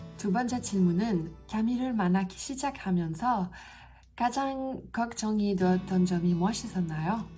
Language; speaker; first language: Korean; non-native, fluent; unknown